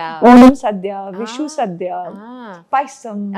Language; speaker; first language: Malayalam; non-native, local second language; Punjabi